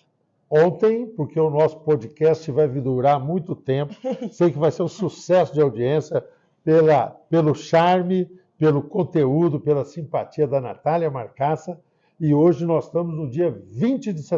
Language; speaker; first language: Portuguese; native; Portuguese